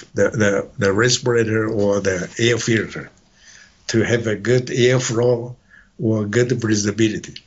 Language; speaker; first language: English; non-native, fluent; Chinese